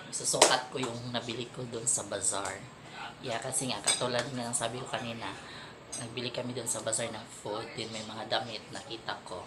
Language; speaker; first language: Filipino; non-native, local second language; Cebuano